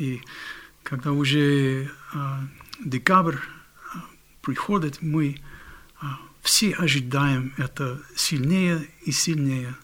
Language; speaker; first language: Russian; non-native, fluent; English